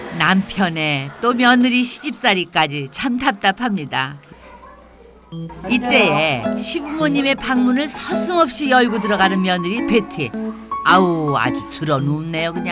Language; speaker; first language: Korean; native; Korean